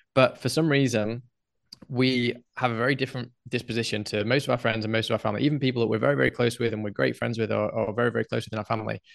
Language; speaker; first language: English; native; English